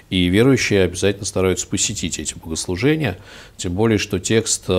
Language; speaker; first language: Russian; native; Russian